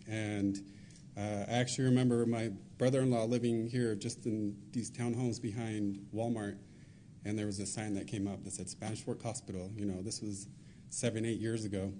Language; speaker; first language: English; native; English